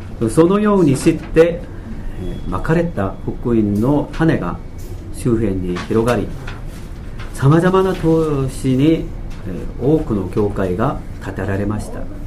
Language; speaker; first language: Japanese; non-native, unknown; Korean